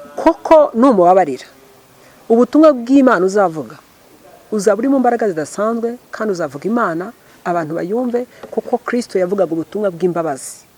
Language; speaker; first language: Kinyarwanda; early bilingual, heritage; Kinyarwanda